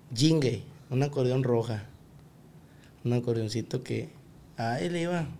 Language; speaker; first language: Spanish; native; Spanish